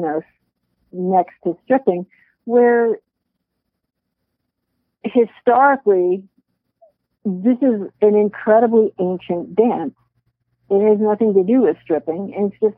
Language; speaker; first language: English; native; English